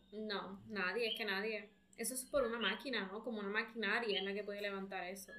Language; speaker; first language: Spanish; early bilingual, heritage; Spanish